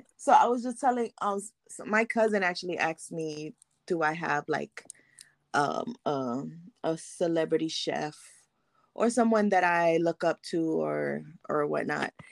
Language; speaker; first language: English; early bilingual, other home language; Haitian Creole